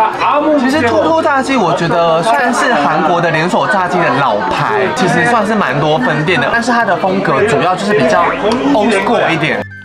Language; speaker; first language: Chinese; native; Chinese